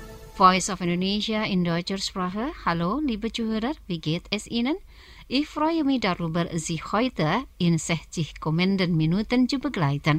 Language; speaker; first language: German; non-native, fluent; Indonesian